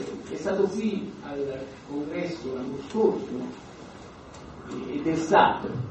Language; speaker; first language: Italian; native; Italian